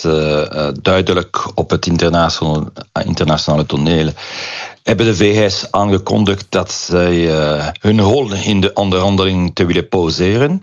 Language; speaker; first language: Dutch; non-native, local second language; French